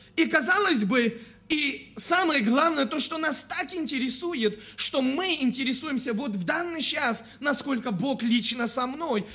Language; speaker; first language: Russian; non-native, local second language; Armenian